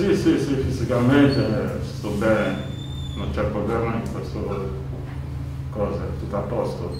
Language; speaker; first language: Italian; non-native, learner; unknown